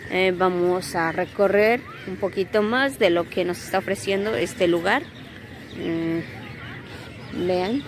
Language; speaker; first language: Spanish; native; Spanish